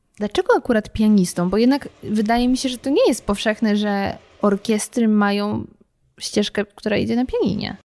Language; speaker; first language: Polish; native; Polish